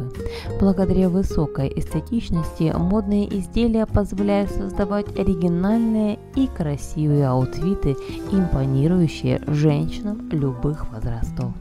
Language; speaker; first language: Russian; native; Russian